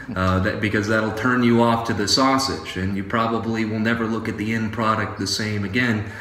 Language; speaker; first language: English; native; English